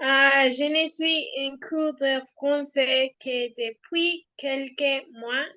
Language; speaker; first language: French; non-native, learner; Spanish